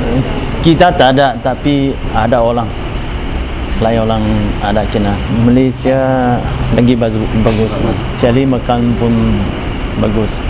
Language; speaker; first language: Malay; non-native, learner; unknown